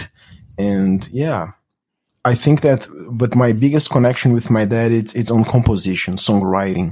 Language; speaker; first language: English; non-native, fluent; Portuguese